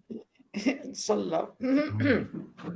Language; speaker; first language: English; non-native, learner; Arabic